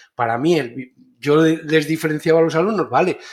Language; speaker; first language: Spanish; native; Spanish